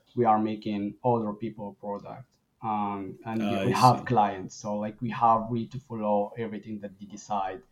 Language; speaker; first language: English; non-native, fluent; Arabic